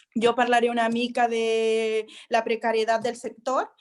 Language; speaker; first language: Catalan; non-native, local second language; Spanish